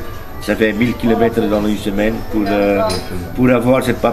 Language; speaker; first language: French; non-native, learner; Dutch